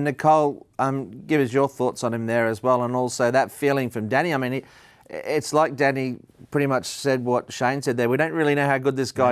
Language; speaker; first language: English; native; English